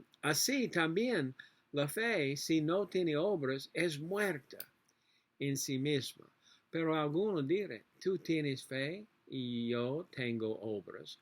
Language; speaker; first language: Spanish; non-native, learner; English